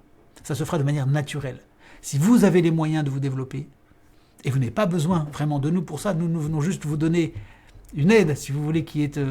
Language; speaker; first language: French; native; French